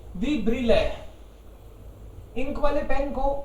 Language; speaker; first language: Hindi; native; Hindi